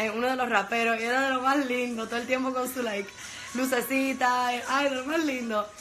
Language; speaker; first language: Spanish; early bilingual, heritage; Spanish